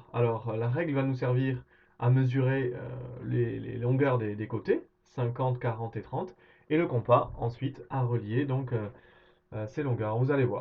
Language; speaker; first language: French; native; French